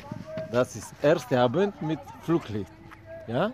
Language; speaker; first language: German; non-native, learner; Bulgarian